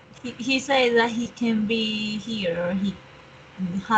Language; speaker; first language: English; non-native, learner; Spanish